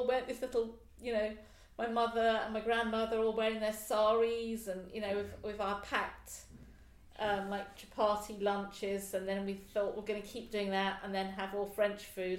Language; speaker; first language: English; native; English